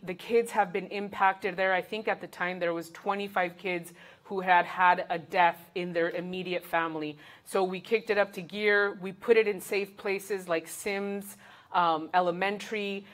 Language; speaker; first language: English; early bilingual, other home language; Spanish